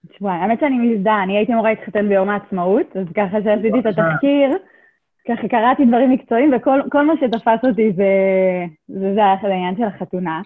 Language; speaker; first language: Hebrew; native; Hebrew